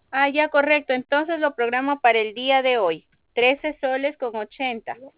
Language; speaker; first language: Spanish; native; Spanish